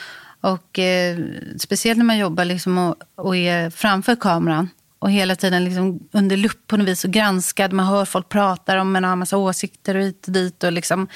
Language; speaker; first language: Swedish; native; Swedish